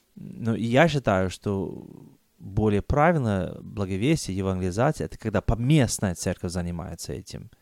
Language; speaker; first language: Russian; non-native, fluent; English